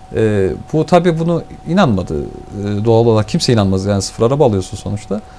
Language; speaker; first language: Turkish; native; Turkish